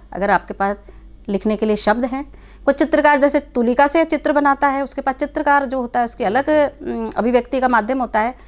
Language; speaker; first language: Hindi; non-native, local second language; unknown